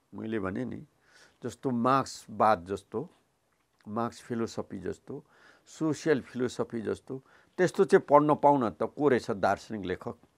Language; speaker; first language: Nepali; non-native, local second language; Limbu